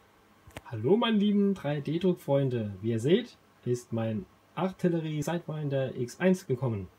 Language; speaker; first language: German; native; German